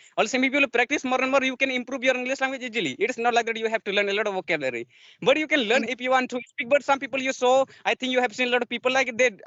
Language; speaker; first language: English; non-native, learner; Santali